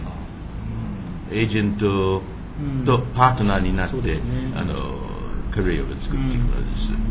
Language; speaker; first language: Japanese; early bilingual, heritage; English